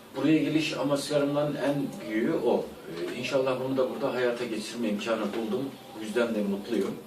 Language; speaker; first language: Turkish; native; Turkish